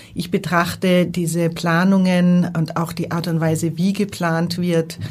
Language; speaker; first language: German; native; German